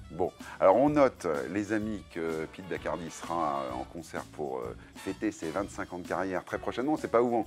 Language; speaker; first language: French; native; French